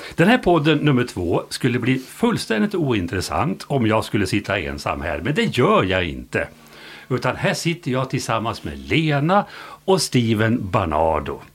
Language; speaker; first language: Swedish; native; Swedish